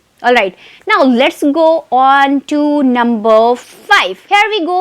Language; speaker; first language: English; non-native, fluent; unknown